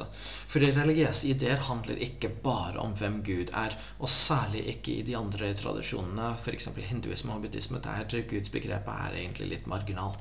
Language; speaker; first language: Norwegian; non-native, fluent; English